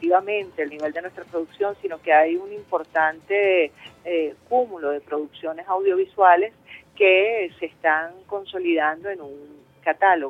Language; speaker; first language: Spanish; native; Spanish